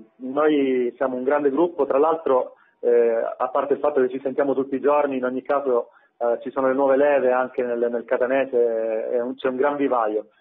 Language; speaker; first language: Italian; native; Italian